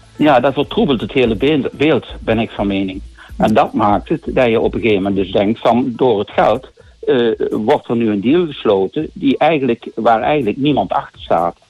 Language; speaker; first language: Dutch; native; Dutch